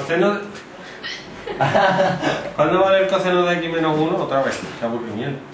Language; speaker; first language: Spanish; native; Spanish